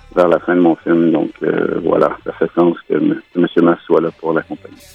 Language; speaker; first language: French; native; French